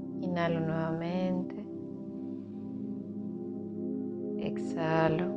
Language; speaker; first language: Spanish; native; Spanish